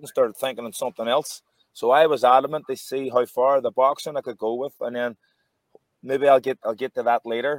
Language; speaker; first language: English; native; English